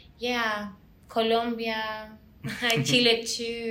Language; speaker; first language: English; non-native, learner; Spanish